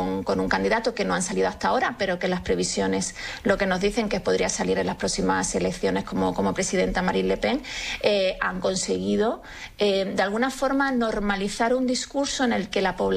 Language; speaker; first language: Spanish; native; Spanish